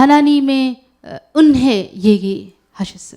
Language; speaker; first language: Korean; non-native, learner; Urdu